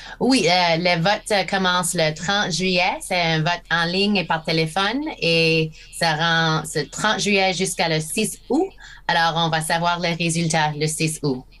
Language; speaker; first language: French; non-native, local second language; English